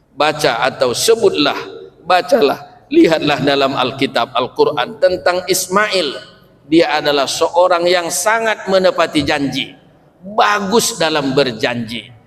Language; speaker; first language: Malay; non-native, local second language; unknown